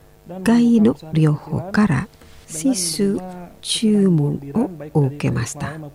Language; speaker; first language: Japanese; non-native, learner; Indonesian